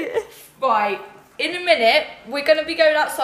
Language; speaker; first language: English; native; English